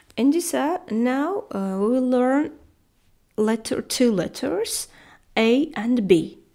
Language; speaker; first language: English; non-native, fluent; Azerbaijani